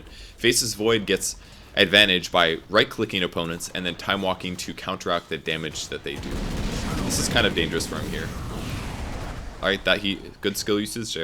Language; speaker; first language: English; native; English